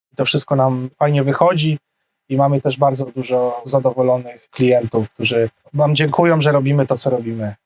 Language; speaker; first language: Polish; native; Polish